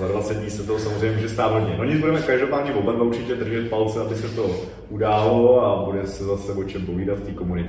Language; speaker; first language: Czech; native; Czech